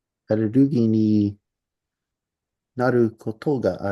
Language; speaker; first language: Japanese; non-native, learner; English